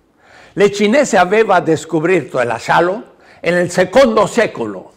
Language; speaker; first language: Italian; non-native, learner; Spanish